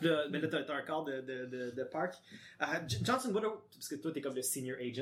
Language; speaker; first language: French; native; French